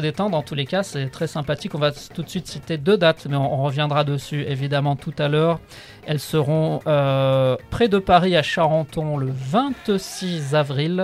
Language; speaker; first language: French; native; French